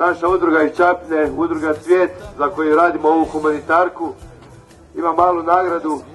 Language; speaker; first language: Bosnian; native; Bosnian